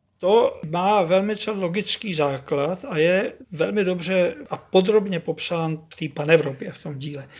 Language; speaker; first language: Czech; native; Czech